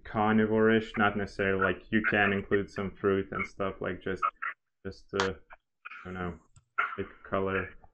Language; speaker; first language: English; non-native, fluent; Lithuanian